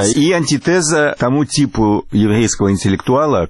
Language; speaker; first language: Russian; native; Russian